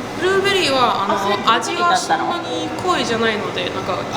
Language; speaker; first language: Japanese; non-native, fluent; Icelandic